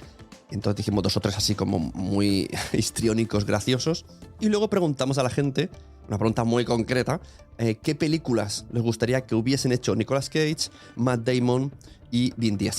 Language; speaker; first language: Spanish; native; Spanish